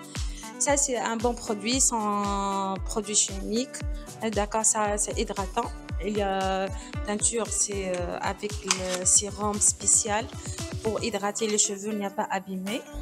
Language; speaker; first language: French; non-native, local second language; Arabic